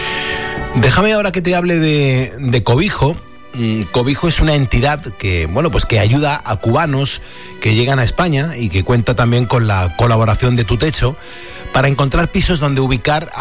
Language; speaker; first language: Spanish; native; Spanish